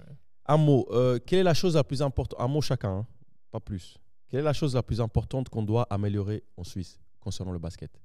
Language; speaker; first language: French; native; French